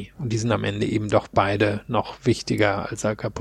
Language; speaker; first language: German; native; German